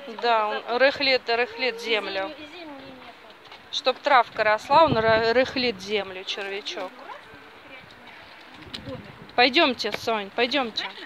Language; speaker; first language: Russian; native; Russian